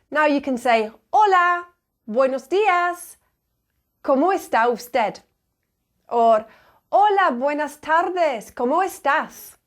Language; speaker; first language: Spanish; non-native, fluent; English